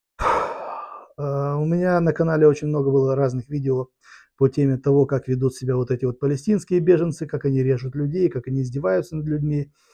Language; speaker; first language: Russian; native; Russian